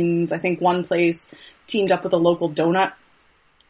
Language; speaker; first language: English; native; English